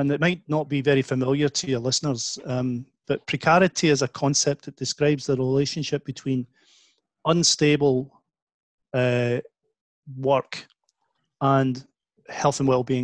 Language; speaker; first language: English; native; English